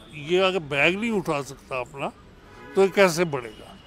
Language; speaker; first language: Hindi; non-native, local second language; Kashmiri